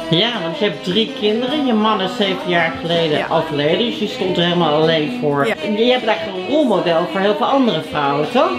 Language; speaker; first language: Dutch; native; Dutch